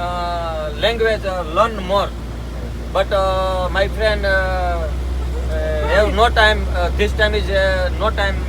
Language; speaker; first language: English; non-native, learner; Gujarati